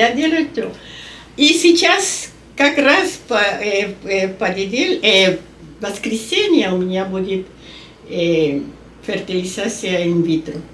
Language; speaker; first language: Russian; non-native, learner; Spanish